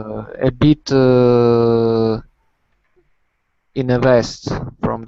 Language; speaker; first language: English; non-native, learner; Russian